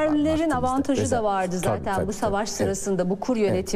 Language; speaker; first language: Turkish; native; Turkish